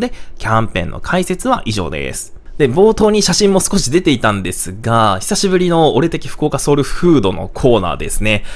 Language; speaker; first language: Japanese; native; Japanese